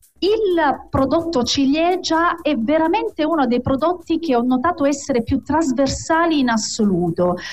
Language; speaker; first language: Italian; native; Italian